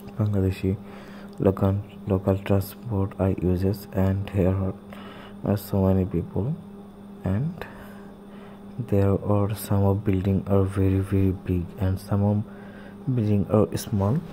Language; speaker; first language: English; non-native, learner; Bangla